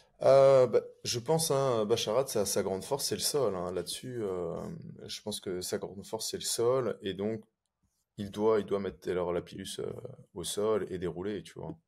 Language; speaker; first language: French; native; French